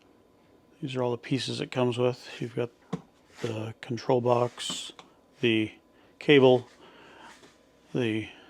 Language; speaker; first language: English; native; English